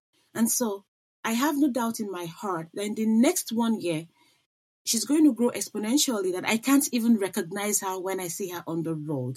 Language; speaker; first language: English; non-native, local second language; Igbo